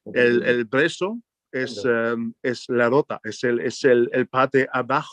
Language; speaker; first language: Spanish; non-native, fluent; German